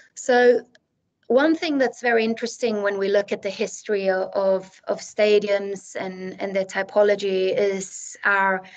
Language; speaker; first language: English; non-native, fluent; Swedish